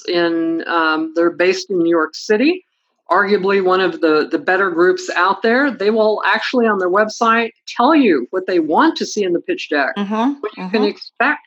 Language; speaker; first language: English; native; English